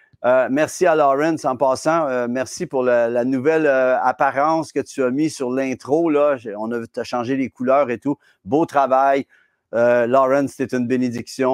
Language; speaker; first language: French; native; French